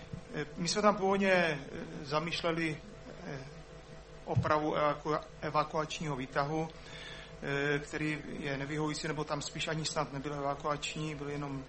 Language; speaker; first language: Czech; native; Czech